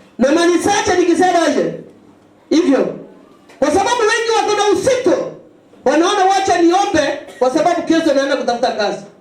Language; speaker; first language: Swahili; non-native, local second language; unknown